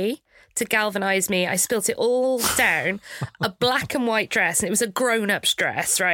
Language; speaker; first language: English; native; English